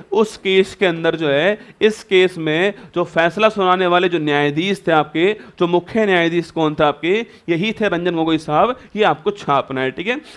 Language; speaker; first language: Hindi; native; Hindi